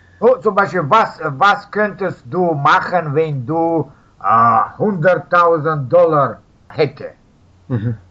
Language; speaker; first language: German; non-native, fluent; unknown